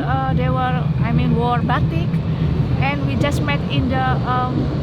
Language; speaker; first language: English; non-native, learner; Indonesian